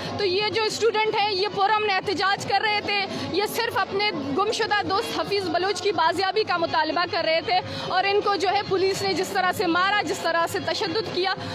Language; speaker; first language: Urdu; non-native, local second language; Baluchi